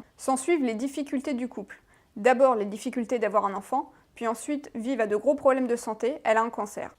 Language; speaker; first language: French; native; French